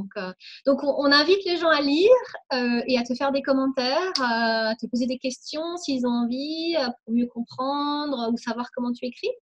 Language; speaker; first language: French; native; French